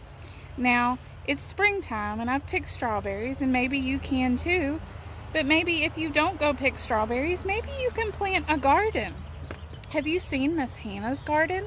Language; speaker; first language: English; native; English